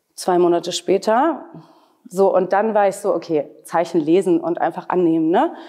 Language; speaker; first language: German; native; German